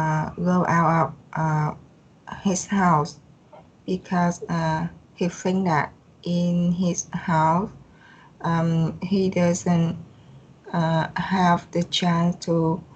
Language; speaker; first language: English; non-native, learner; Vietnamese